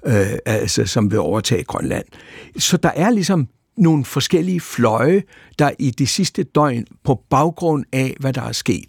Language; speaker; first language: Danish; native; Danish